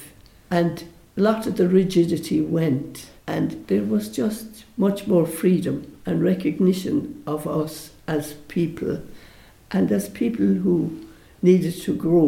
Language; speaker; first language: English; native; English